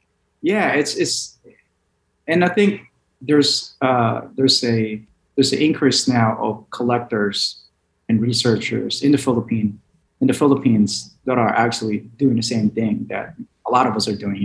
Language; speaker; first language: English; non-native, local second language; Filipino